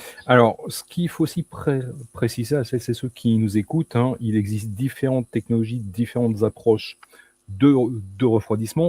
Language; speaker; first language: French; native; French